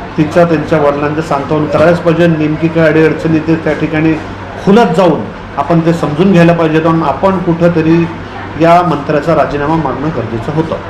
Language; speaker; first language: Marathi; native; Marathi